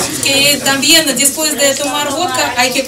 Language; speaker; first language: Spanish; non-native, fluent; Russian